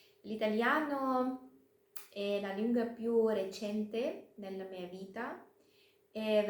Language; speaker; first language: Italian; non-native, fluent; Russian